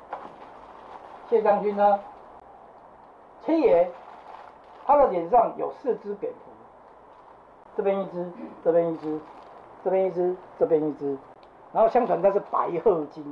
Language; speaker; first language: Chinese; native; Chinese